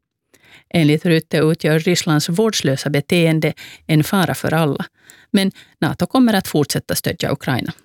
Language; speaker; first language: Swedish; native; Swedish